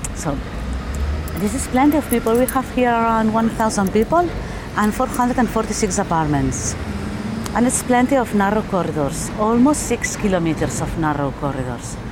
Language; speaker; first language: English; non-native, fluent; German